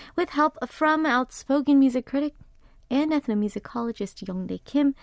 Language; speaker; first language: English; early bilingual, other home language; Korean